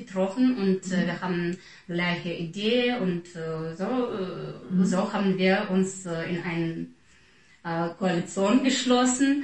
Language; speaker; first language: German; non-native, fluent; Russian